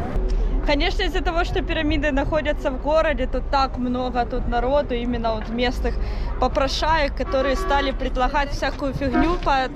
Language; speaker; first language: Russian; native; Russian